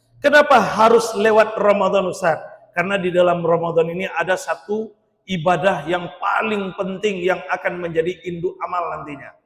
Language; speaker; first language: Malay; non-native, local second language; Minangkabau